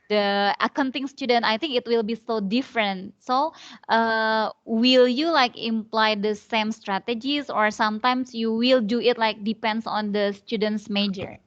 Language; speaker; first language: English; non-native, fluent; Indonesian